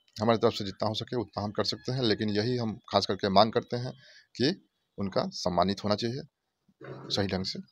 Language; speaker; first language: Hindi; native; Hindi